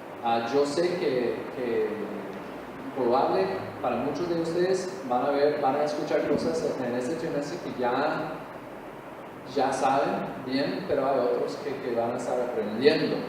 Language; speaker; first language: Spanish; non-native, fluent; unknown